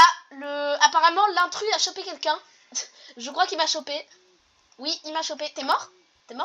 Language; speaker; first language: French; native; French